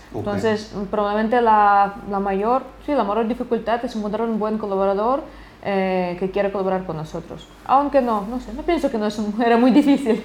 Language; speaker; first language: Spanish; non-native, fluent; Ukrainian